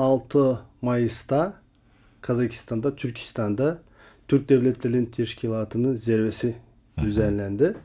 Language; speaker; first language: Turkish; non-native, learner; Kazakh